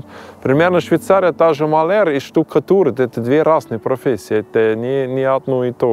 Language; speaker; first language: Russian; non-native, learner; German